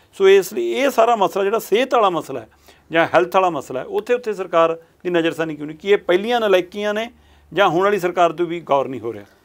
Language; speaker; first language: Punjabi; native; Punjabi